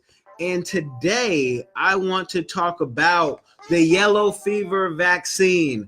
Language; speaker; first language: English; native; English